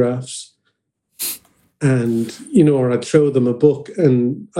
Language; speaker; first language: English; native; English